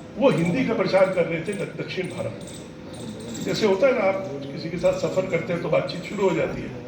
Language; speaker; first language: Hindi; native; Hindi